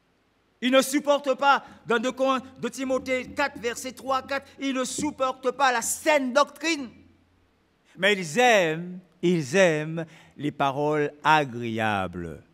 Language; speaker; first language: French; native; French